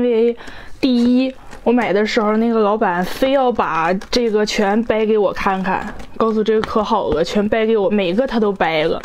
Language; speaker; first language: Chinese; native; Chinese